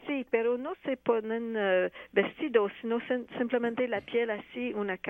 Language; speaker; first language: Spanish; non-native, fluent; French